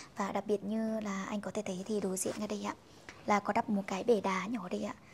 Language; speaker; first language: Vietnamese; non-native, local second language; Hmong